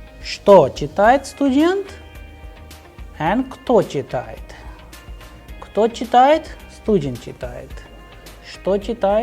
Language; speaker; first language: Russian; non-native, fluent; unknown